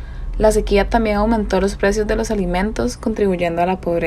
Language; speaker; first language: Spanish; native; Spanish